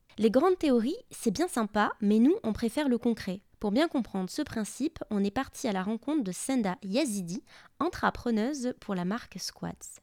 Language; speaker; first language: French; native; French